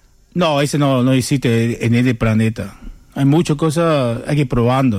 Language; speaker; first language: Spanish; non-native, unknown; Chinese